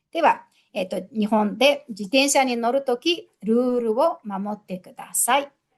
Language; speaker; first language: Japanese; non-native, fluent; Mongolian